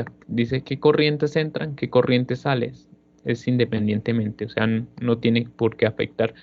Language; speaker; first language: Spanish; native; Spanish